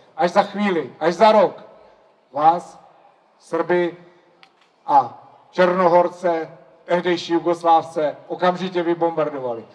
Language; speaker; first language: Czech; native; Czech